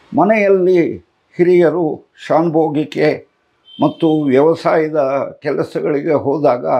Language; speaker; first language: Kannada; non-native, local second language; Tamil